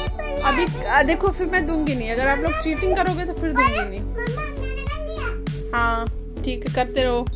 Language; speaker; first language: Hindi; native; Hindi